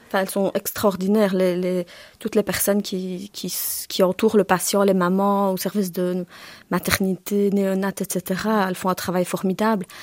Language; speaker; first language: French; early bilingual, other home language; Turkish